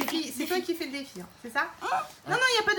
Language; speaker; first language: French; native; French